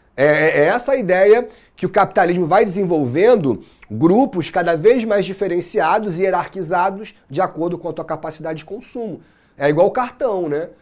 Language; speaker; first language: Portuguese; native; Portuguese